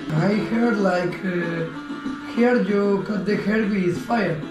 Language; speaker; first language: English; non-native, learner; Spanish